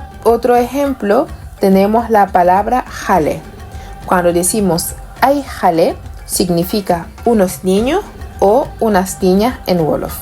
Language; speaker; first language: Spanish; non-native, fluent; Wolof